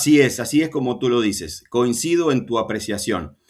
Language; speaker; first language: Spanish; native; Spanish